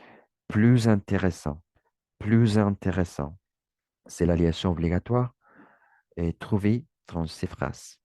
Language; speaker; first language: French; non-native, learner; Spanish